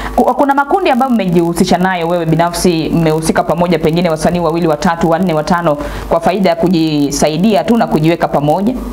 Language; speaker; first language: Swahili; non-native, local second language; Luyia